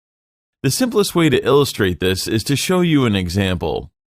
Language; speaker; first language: English; non-native, fluent; French